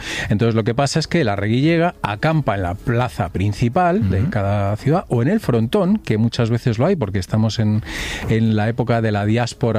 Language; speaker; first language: Spanish; native; Spanish